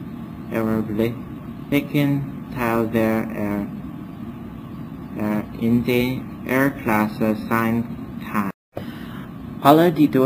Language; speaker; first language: German; non-native, learner; English